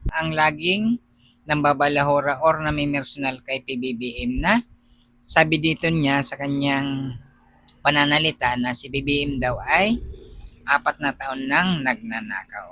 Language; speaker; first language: Filipino; native; Filipino